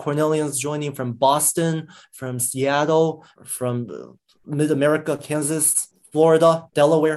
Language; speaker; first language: English; native; English